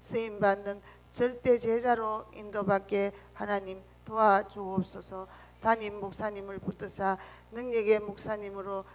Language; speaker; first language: Korean; native; Korean